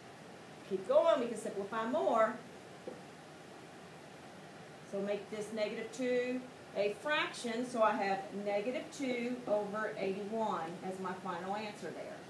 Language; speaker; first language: English; native; English